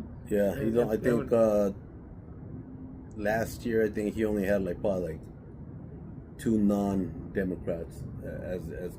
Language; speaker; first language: English; native; English